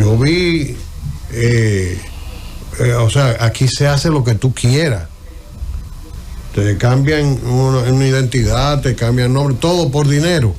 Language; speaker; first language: Spanish; native; Spanish